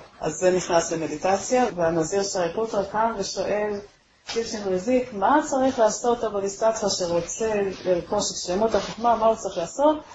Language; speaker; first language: Hebrew; native; Hebrew